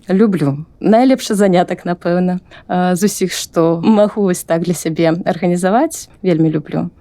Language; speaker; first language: Belarusian; non-native, local second language; Russian